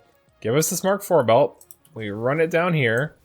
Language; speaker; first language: English; native; English